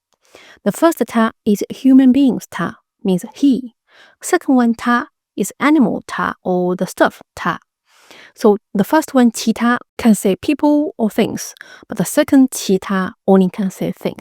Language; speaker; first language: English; non-native, fluent; Chinese